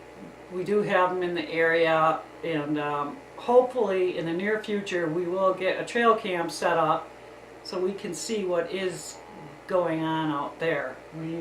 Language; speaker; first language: English; native; English